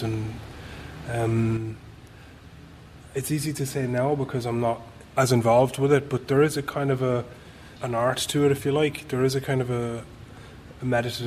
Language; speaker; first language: English; native; English